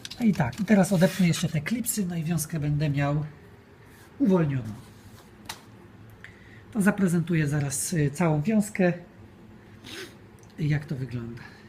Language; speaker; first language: Polish; native; Polish